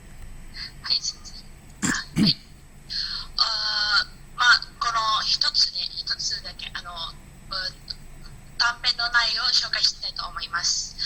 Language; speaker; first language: Japanese; non-native, learner; Indonesian